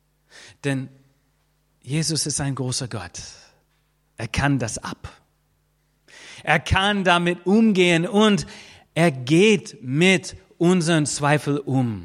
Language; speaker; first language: German; non-native, fluent; English